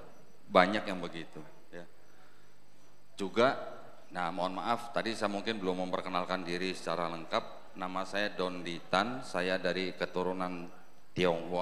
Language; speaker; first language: Indonesian; native; Indonesian